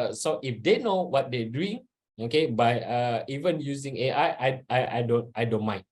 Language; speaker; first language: English; non-native, local second language; Malay